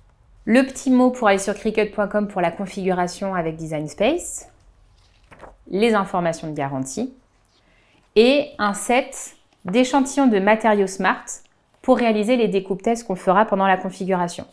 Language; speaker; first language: French; native; French